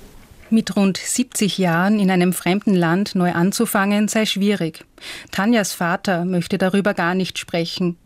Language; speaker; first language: German; native; German